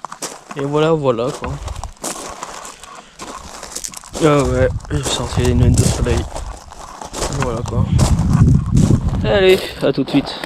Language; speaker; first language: French; native; French